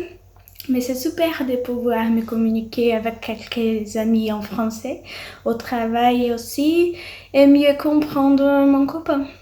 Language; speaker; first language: French; non-native, learner; Portuguese